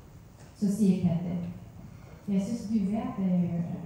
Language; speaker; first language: Norwegian; non-native, fluent; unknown